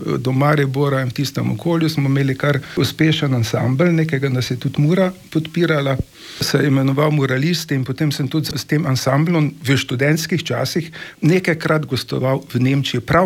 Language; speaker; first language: Slovenian; native; Slovenian